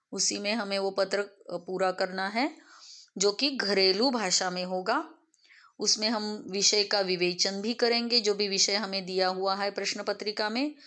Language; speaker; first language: Hindi; non-native, local second language; Marathi